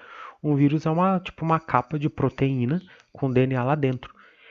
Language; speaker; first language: Portuguese; native; Portuguese